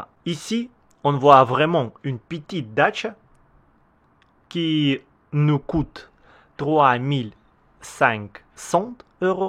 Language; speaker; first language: French; non-native, learner; Russian